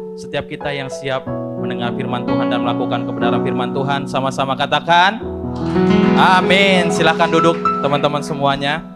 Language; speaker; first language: Indonesian; native; Indonesian